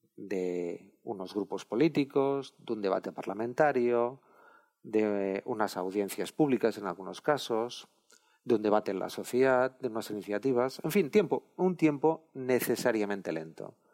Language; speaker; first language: Spanish; non-native, local second language; Catalan